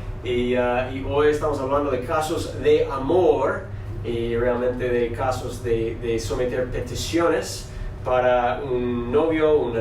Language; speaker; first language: Spanish; non-native, fluent; English